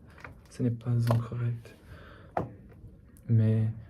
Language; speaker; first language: French; non-native, learner; English